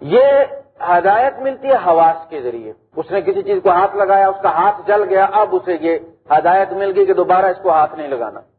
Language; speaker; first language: Urdu; non-native, local second language; Punjabi